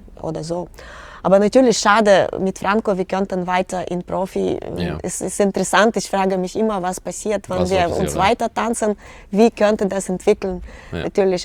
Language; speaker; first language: German; non-native, learner; Russian